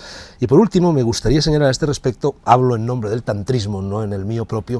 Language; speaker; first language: Spanish; native; Spanish